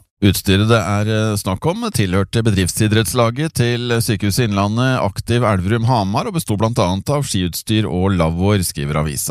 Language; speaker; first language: Norwegian; native; Norwegian